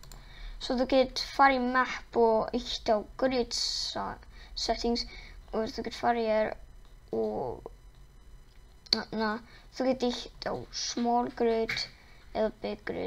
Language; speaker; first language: Icelandic; non-native, learner; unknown